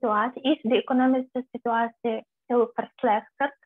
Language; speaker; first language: Dutch; non-native, fluent; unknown